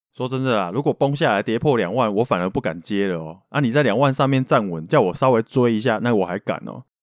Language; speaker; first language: Chinese; non-native, local second language; Min Nan Chinese